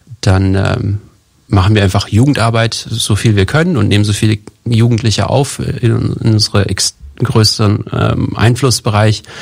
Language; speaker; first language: German; native; German